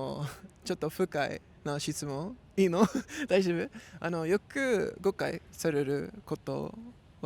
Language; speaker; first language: Japanese; non-native, learner; English